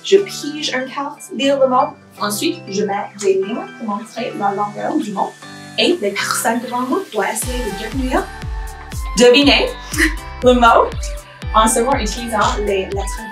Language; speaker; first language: French; non-native, learner; English